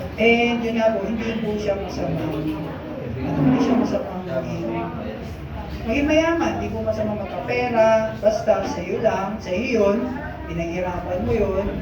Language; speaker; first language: Filipino; native; Filipino